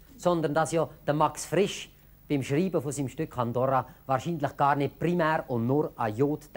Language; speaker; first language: German; native; German